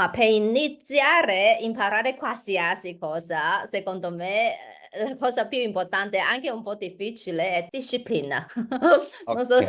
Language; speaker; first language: Italian; non-native, learner; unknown